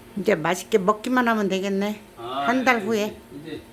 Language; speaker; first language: Korean; native; Korean